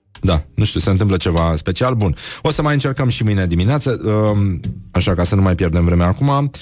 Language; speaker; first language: Romanian; native; Romanian